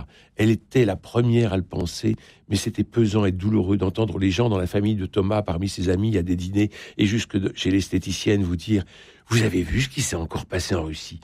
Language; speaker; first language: French; native; French